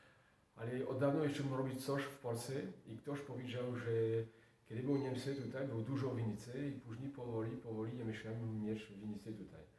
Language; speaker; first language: Polish; non-native, learner; French